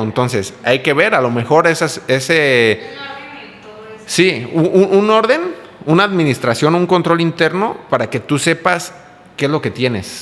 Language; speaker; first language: Spanish; native; Spanish